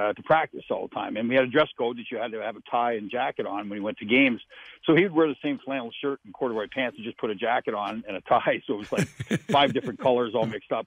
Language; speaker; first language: English; native; English